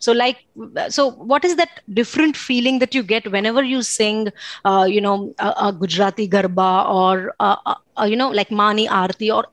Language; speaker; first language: English; non-native, local second language; Gujarati